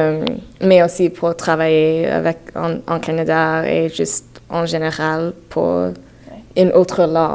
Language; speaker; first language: French; non-native, learner; English